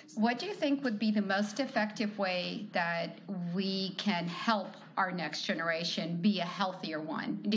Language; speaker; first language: English; non-native, fluent; Ukrainian